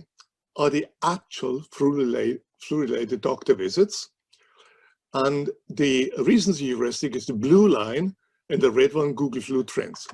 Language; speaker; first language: English; non-native, fluent; German